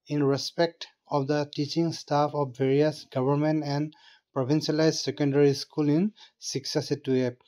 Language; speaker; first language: English; non-native, local second language; Assamese